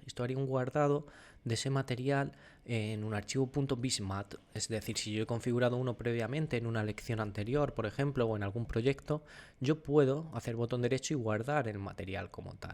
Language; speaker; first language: Spanish; native; Spanish